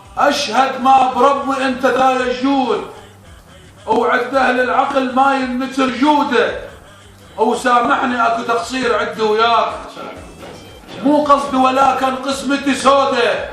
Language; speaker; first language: Arabic; native; Arabic